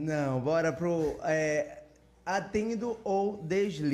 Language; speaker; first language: Portuguese; native; Portuguese